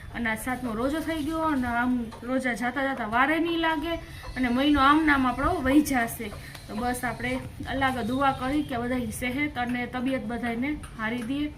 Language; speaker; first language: Gujarati; non-native, local second language; Kachhi